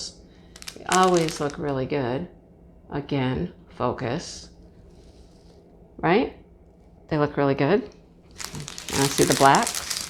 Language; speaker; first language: English; native; English